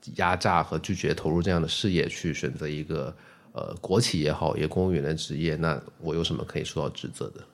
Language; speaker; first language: Chinese; native; Chinese